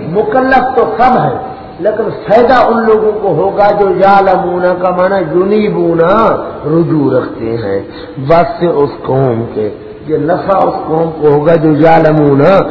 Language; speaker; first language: Urdu; non-native, local second language; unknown